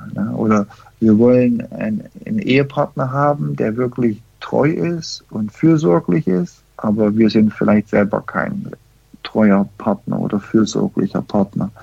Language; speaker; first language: German; early bilingual, heritage; German